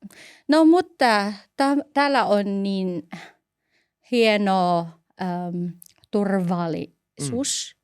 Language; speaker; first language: Finnish; non-native, learner; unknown